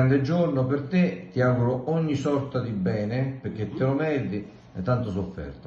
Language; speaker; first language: Italian; native; Italian